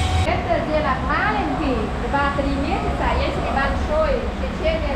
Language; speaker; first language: Russian; non-native, learner; Vietnamese